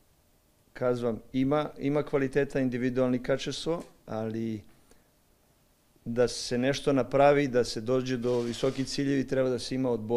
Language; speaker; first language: Bulgarian; non-native, learner; Serbian